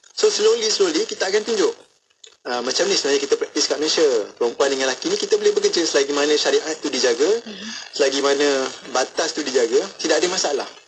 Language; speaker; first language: Malay; native; Malay